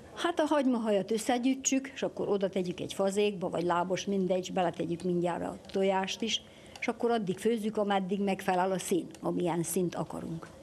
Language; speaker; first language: Hungarian; native; Hungarian